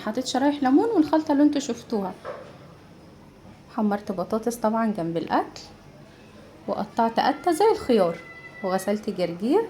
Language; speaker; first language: Arabic; native; Arabic